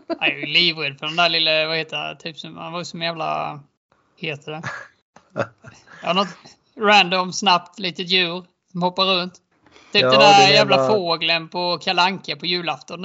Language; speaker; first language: Swedish; native; Swedish